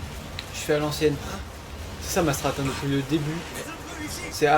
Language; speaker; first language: French; native; French